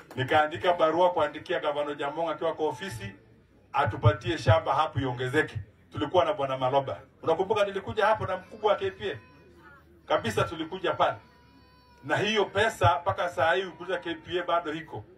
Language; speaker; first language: Swahili; non-native, local second language; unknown